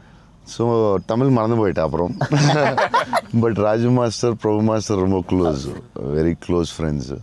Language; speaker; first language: Tamil; non-native, learner; Telugu